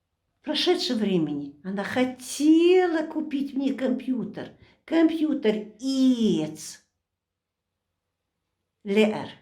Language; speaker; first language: Russian; non-native, local second language; Chechen